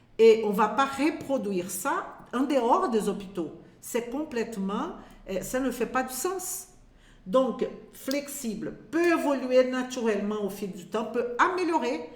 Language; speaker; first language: French; non-native, fluent; Portuguese